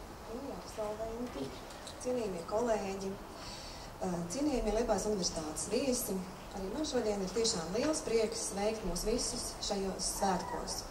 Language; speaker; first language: Latvian; native; Latvian